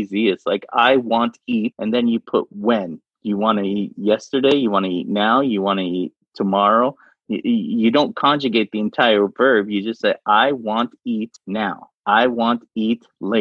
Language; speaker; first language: English; non-native, fluent; Arabic